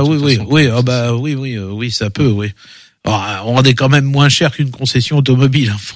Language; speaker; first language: French; native; French